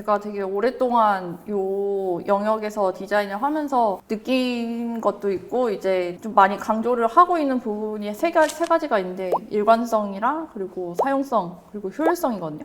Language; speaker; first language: Korean; native; Korean